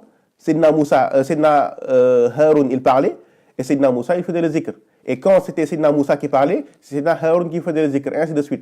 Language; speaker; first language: French; native; French